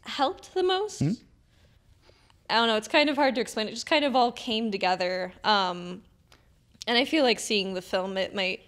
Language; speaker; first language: English; native; English